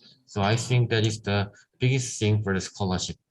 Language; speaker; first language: English; non-native, learner; Korean